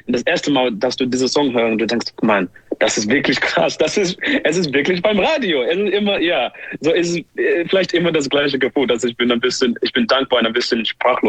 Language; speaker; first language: German; non-native, learner; English